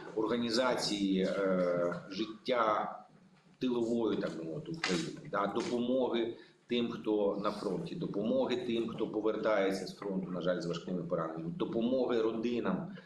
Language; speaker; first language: Ukrainian; native; Ukrainian